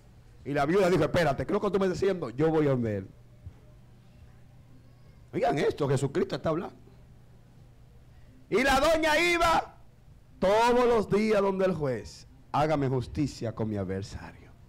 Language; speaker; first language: Spanish; native; Spanish